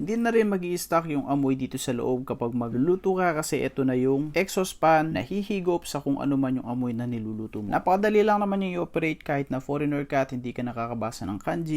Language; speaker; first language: Filipino; native; Filipino